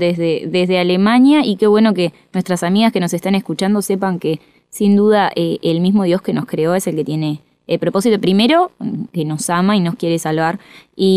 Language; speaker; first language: Spanish; native; Spanish